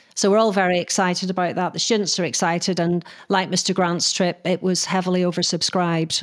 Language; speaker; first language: English; native; English